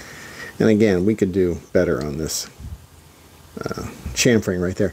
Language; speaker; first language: English; native; English